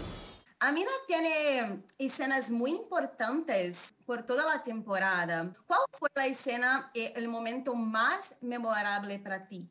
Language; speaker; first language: Spanish; non-native, fluent; Portuguese